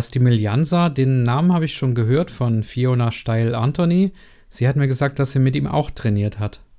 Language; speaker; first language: German; non-native, learner; Czech